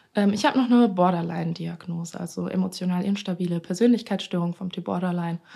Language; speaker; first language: German; native; German